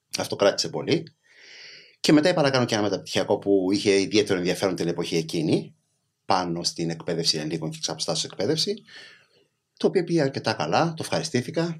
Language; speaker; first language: Greek; early bilingual, other home language; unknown